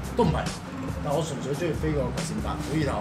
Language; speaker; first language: Cantonese; native; Cantonese